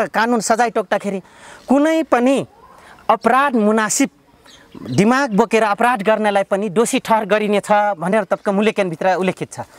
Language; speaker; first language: Nepali; non-native, local second language; Rana Tharu